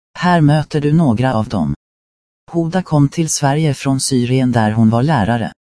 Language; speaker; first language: Swedish; native; Swedish